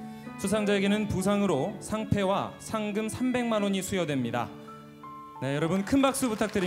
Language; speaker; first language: Korean; native; Korean